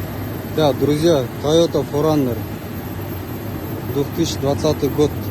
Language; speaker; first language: Russian; non-native, local second language; Kazakh